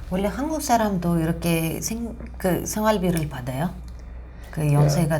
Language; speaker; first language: Korean; non-native, fluent; Russian